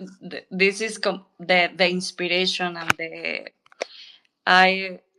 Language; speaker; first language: English; non-native, learner; Spanish